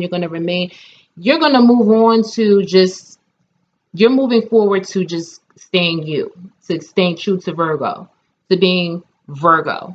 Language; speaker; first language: English; native; English